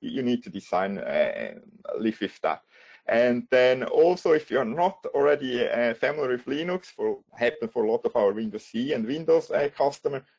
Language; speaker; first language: English; non-native, fluent; German